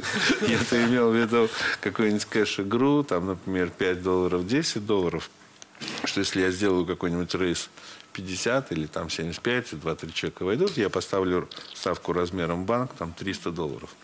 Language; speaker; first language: Russian; native; Russian